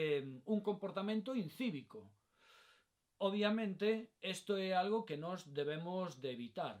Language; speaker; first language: Galician; non-native, local second language; Spanish